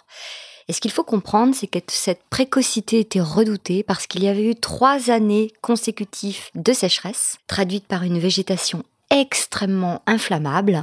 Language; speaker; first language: French; native; French